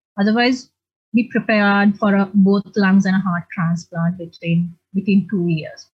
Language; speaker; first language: English; non-native, local second language; Sinhala